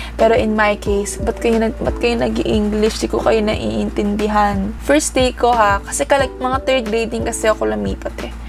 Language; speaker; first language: Filipino; early bilingual, heritage; Japanese